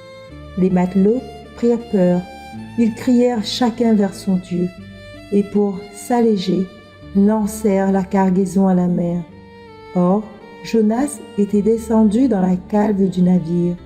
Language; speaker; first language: French; native; French